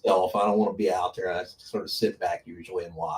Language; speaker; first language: English; native; English